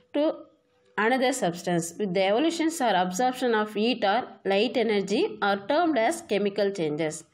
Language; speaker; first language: English; non-native, local second language; Tamil